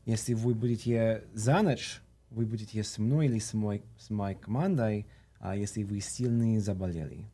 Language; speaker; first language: Russian; non-native, learner; English